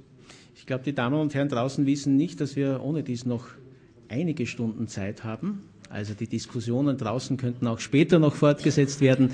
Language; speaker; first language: German; native; German